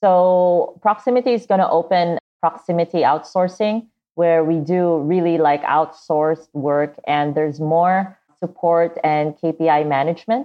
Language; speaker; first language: English; non-native, local second language; Cebuano